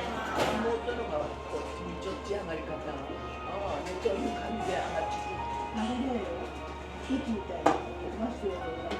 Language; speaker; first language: Japanese; native; Japanese